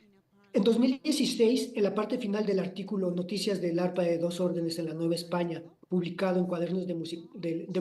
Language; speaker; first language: Spanish; native; Spanish